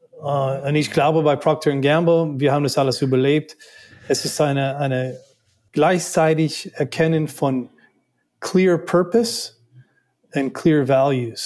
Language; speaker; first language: German; non-native, learner; English